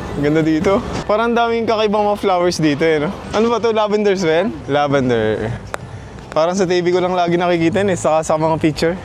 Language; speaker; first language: Filipino; native; Filipino